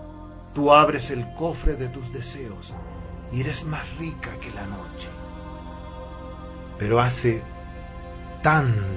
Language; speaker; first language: Spanish; native; Spanish